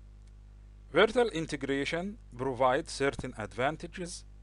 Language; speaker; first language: English; non-native, local second language; Arabic